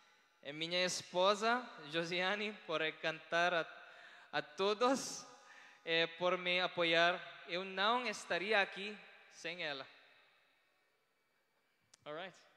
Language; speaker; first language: Portuguese; non-native, learner; Filipino